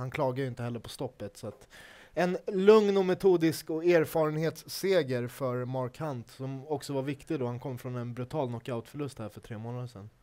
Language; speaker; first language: Swedish; native; Swedish